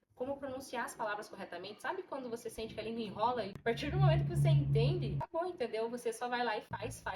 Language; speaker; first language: Portuguese; native; Portuguese